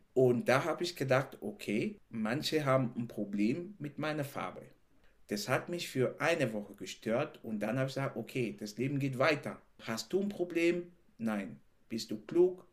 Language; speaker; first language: German; non-native, fluent; French